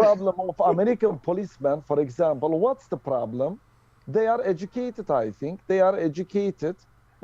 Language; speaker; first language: English; non-native, learner; Turkish